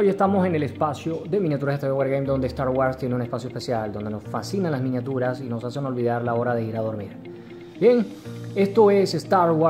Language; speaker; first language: Spanish; native; Spanish